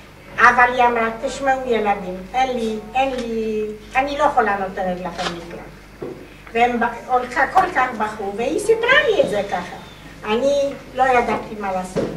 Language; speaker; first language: Hebrew; non-native, fluent; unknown